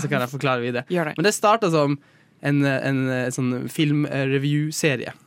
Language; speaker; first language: Norwegian; native; Norwegian